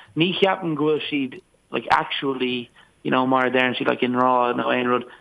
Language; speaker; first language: Irish; non-native, local second language; English